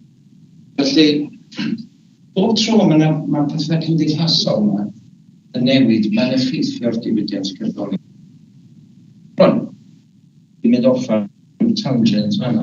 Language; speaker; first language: Welsh; native; Welsh